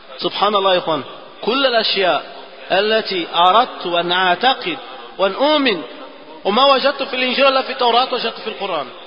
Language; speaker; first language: Arabic; non-native, fluent; Portuguese